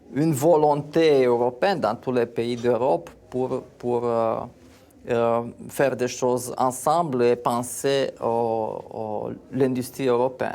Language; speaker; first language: French; non-native, fluent; Romanian